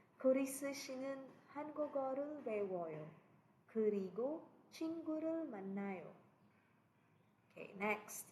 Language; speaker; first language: Korean; non-native, fluent; Cebuano